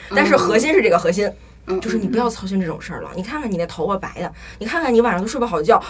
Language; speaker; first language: Chinese; native; Chinese